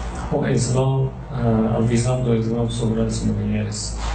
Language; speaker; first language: Portuguese; non-native, learner; Persian